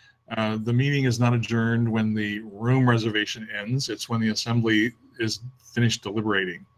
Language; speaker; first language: English; native; English